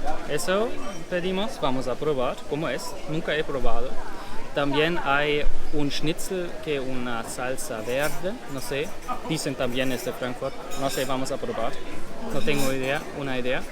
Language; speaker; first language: Spanish; non-native, learner; German